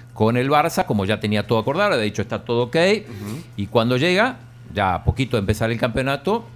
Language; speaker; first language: Spanish; native; Spanish